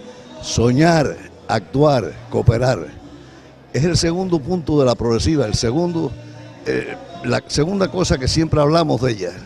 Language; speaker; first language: Spanish; native; Spanish